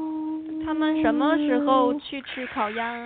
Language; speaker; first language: Chinese; non-native, fluent; Korean